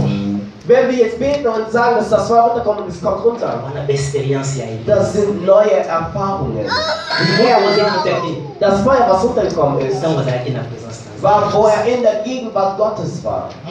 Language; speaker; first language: German; non-native, learner; French